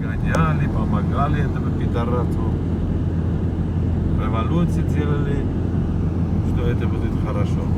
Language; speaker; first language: Russian; non-native, learner; Armenian